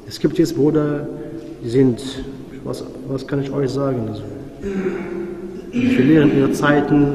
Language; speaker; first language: German; non-native, fluent; Arabic